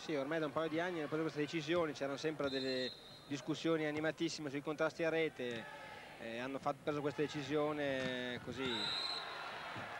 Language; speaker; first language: Italian; native; Italian